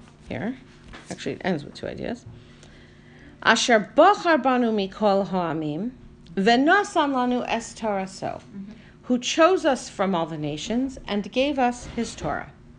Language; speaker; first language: English; native; English